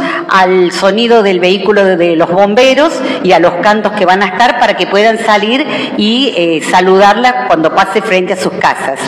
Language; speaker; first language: Spanish; native; Spanish